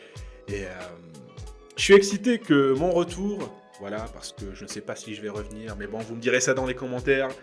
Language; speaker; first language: French; native; French